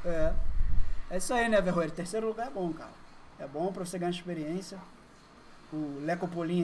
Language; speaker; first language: Portuguese; native; Portuguese